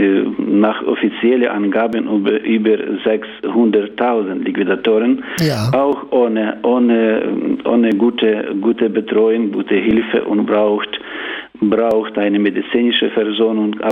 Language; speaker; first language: German; non-native, learner; Ukrainian